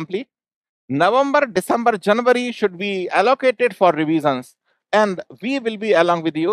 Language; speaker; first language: English; non-native, local second language; Hindi